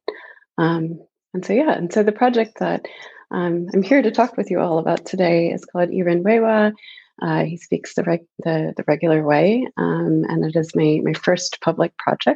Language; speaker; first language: English; native; English